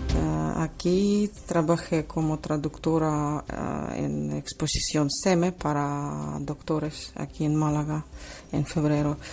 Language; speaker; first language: Spanish; non-native, fluent; Ukrainian